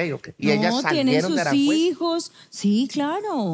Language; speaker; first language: Spanish; native; Spanish